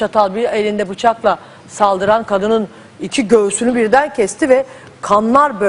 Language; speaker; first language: Turkish; native; Turkish